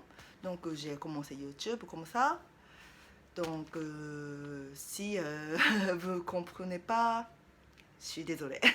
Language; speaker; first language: French; non-native, learner; Japanese